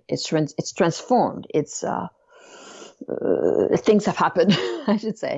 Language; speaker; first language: English; non-native, fluent; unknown